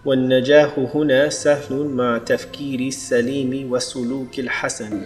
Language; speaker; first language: Arabic; non-native, fluent; English